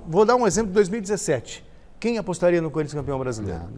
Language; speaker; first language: Portuguese; native; Portuguese